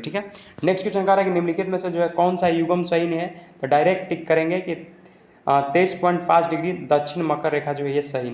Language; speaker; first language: Hindi; native; Hindi